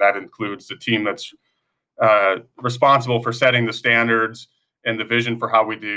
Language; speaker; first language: English; native; English